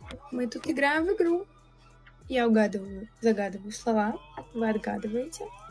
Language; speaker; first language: Russian; native; Russian